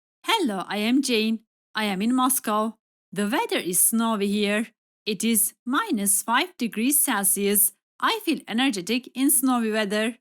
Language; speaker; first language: English; non-native, fluent; Turkish